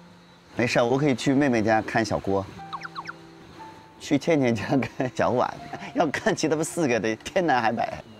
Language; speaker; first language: Chinese; native; Chinese